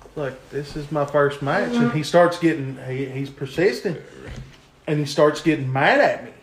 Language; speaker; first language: English; native; English